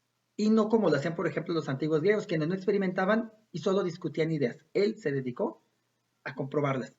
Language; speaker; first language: Spanish; native; Spanish